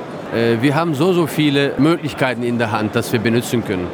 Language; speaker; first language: German; non-native, fluent; Turkish